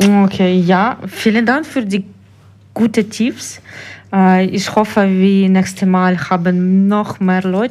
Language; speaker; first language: German; non-native, learner; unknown